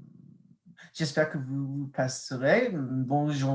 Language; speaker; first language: French; non-native, fluent; English